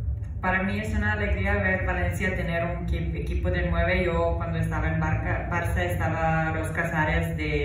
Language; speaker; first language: Spanish; non-native, fluent; Serbian